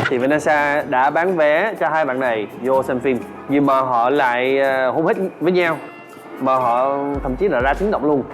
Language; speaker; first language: Vietnamese; non-native, fluent; English